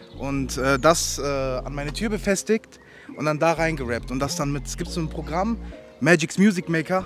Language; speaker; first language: German; early bilingual, other home language; Persian